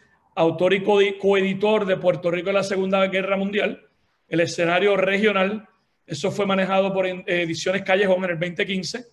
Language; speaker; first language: Spanish; native; Spanish